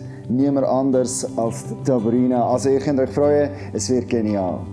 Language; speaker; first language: German; native; German